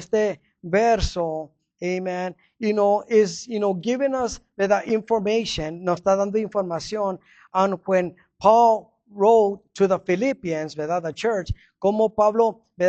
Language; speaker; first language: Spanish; early bilingual, heritage; Spanish